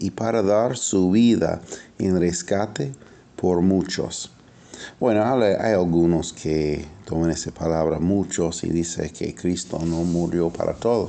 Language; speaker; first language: Spanish; non-native, fluent; English